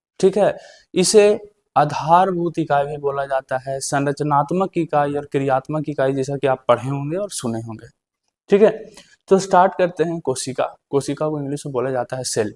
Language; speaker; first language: Hindi; native; Hindi